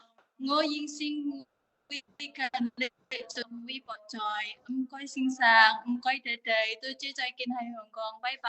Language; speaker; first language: Cantonese; non-native, learner; Javanese